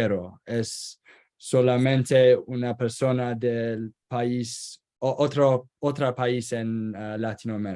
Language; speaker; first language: Spanish; non-native, learner; Kurdish